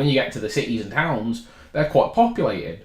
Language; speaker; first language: English; native; English